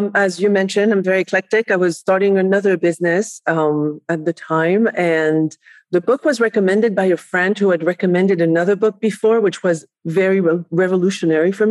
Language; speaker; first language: English; non-native, fluent; Spanish